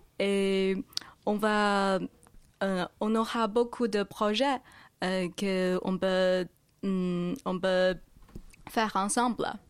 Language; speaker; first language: French; non-native, learner; Chinese